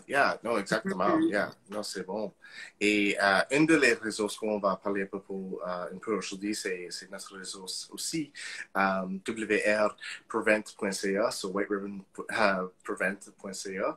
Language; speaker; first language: French; non-native, local second language; English